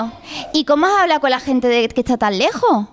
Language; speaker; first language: Spanish; native; Spanish